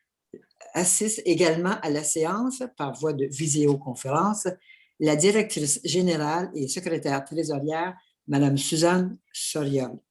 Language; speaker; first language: French; native; French